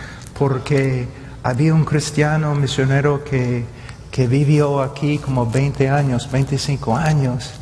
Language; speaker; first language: Spanish; non-native, fluent; English